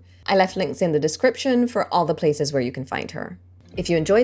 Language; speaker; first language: English; native; English